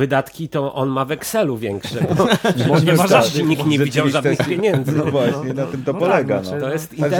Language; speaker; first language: Polish; native; Polish